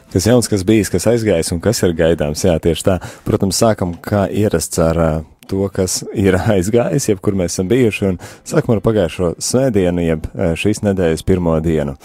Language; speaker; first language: Latvian; native; Latvian